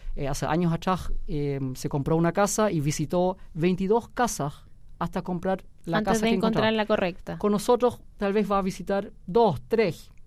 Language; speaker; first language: Spanish; early bilingual, heritage; Spanish